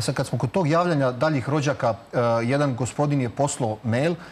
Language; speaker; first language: Serbian; native; Serbian